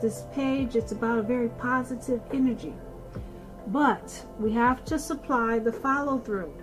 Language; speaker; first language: English; native; English